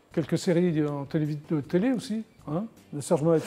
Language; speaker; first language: French; native; French